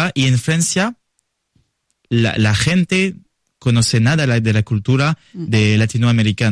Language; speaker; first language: Spanish; non-native, learner; French